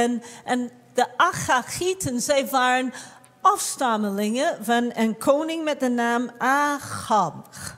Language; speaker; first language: Dutch; non-native, fluent; English